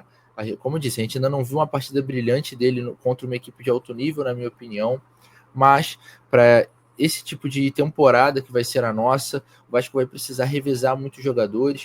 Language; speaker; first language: Portuguese; native; Portuguese